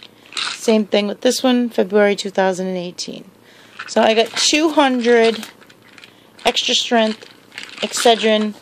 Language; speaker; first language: English; native; English